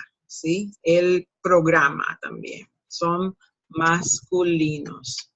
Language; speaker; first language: Spanish; non-native, fluent; English